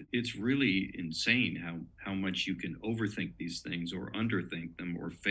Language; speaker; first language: English; native; English